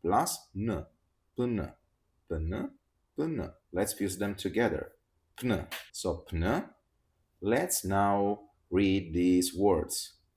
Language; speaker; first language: English; non-native, fluent; Italian